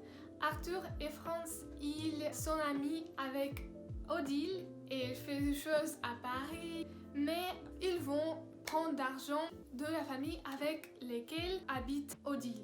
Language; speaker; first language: French; non-native, learner; Russian